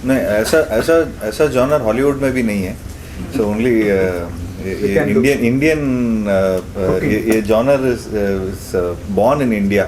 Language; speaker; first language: Hindi; non-native, local second language; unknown